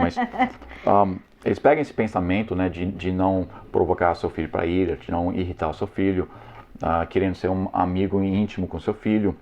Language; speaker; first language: Portuguese; non-native, fluent; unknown